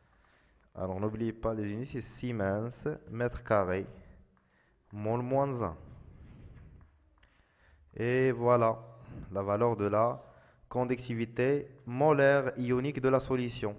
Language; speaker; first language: French; non-native, local second language; Arabic